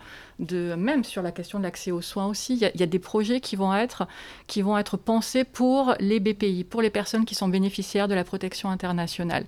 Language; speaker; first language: French; native; French